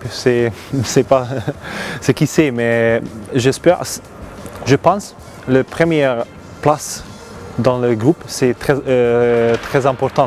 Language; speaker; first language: French; non-native, learner; Hungarian